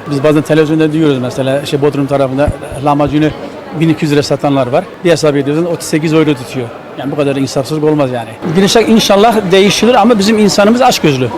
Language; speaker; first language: Turkish; native; Turkish